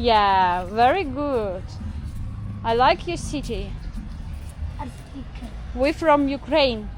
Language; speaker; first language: English; non-native, learner; Ukrainian